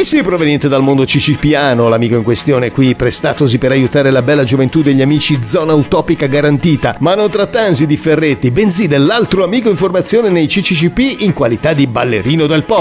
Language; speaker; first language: Italian; native; Italian